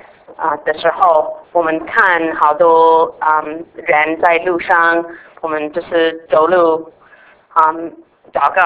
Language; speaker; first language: Chinese; non-native, fluent; English